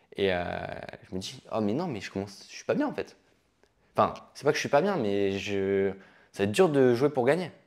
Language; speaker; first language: French; native; French